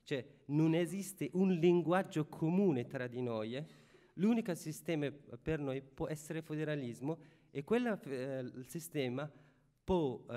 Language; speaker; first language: Italian; non-native, fluent; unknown